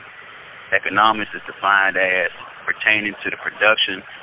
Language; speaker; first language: English; native; English